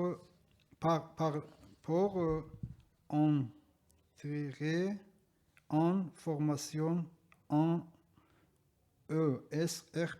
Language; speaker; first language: French; non-native, learner; Persian